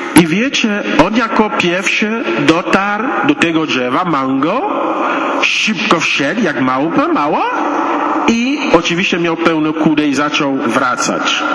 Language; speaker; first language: Polish; non-native, fluent; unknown